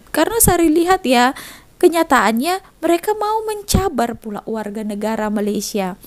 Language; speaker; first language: Indonesian; native; Indonesian